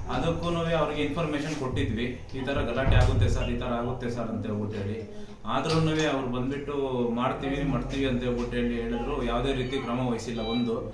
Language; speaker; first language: Kannada; native; Kannada